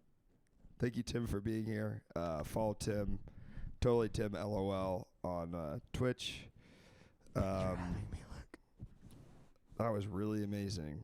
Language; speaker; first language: English; native; English